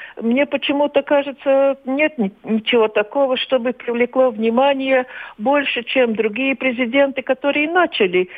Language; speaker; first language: Russian; non-native, local second language; Latvian